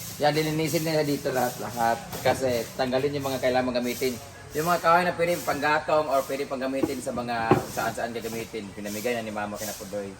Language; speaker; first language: Filipino; native; Filipino